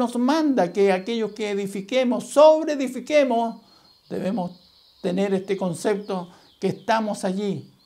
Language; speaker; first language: Spanish; native; Spanish